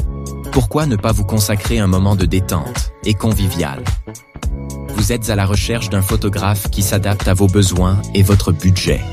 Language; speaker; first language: French; native; French